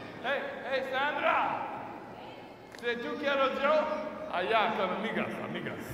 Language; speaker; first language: Spanish; non-native, learner; English